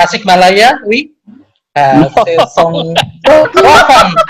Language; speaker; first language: French; non-native, learner; Indonesian